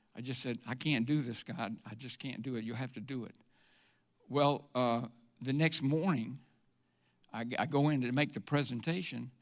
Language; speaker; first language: English; native; English